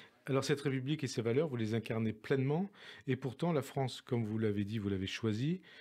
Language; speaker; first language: French; native; French